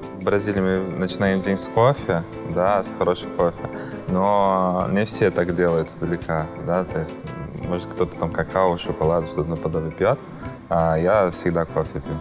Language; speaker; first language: Russian; non-native, fluent; Portuguese